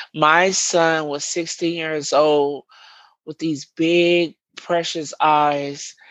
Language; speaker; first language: English; native; English